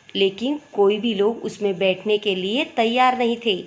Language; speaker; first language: Hindi; non-native, local second language; Marathi